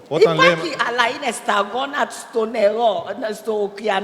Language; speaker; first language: Greek; non-native, learner; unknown